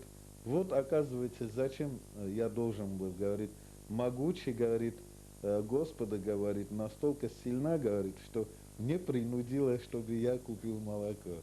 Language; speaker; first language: Russian; non-native, local second language; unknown